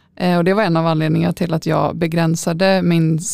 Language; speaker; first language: Norwegian; non-native, learner; Swedish